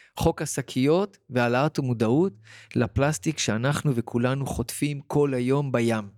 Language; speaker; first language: Hebrew; early bilingual, other home language; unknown